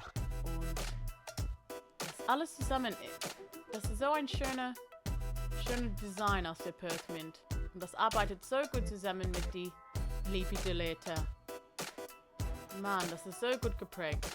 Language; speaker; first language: German; non-native, learner; English